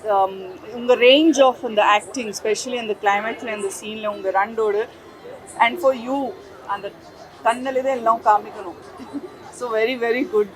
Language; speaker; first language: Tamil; non-native, fluent; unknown